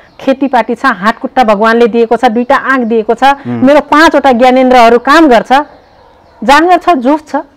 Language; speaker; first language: Nepali; non-native, local second language; Rana Tharu